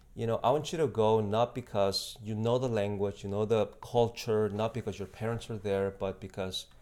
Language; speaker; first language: English; non-native, fluent; Spanish